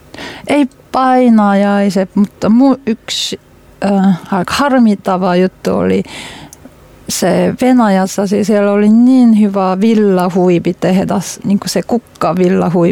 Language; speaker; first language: Finnish; non-native, learner; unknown